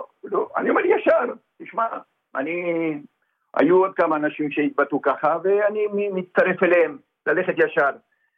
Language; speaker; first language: Hebrew; non-native, fluent; Spanish